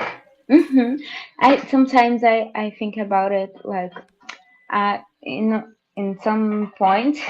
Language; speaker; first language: English; non-native, learner; Portuguese